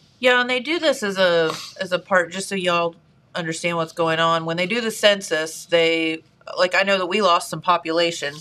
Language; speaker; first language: English; native; English